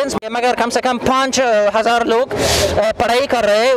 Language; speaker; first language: Hindi; non-native, fluent; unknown